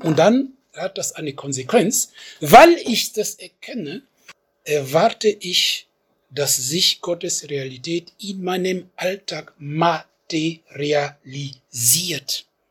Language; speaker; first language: German; non-native, fluent; French